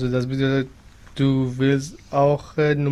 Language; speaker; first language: German; non-native, learner; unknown